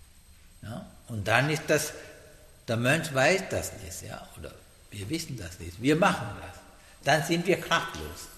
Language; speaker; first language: German; non-native, learner; Sinhala